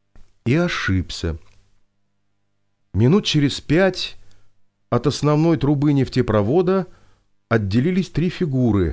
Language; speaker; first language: Russian; native; Russian